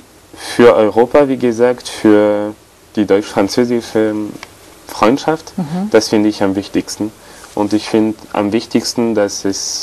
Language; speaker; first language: German; non-native, fluent; French